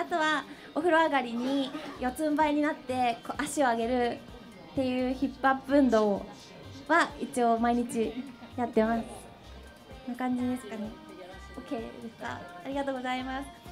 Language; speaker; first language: Japanese; early bilingual, heritage; Japanese